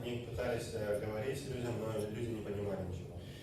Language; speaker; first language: Russian; native; Russian